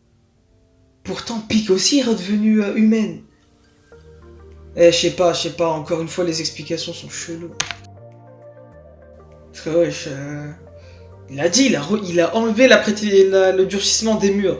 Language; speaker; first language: French; native; French